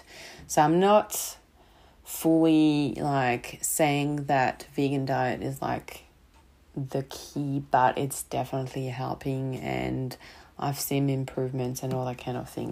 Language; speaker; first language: English; non-native, fluent; French